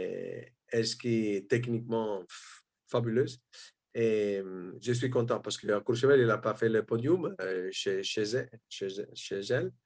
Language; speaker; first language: French; non-native, fluent; Italian